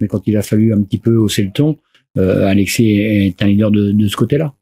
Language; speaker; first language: French; native; French